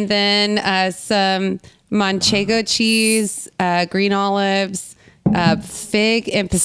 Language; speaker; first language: English; native; English